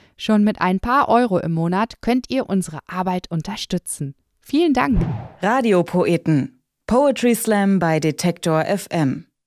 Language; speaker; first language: German; native; German